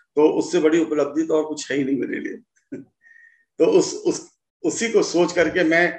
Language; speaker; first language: Hindi; native; Hindi